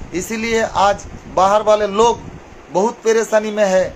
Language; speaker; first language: Hindi; non-native, local second language; Bangla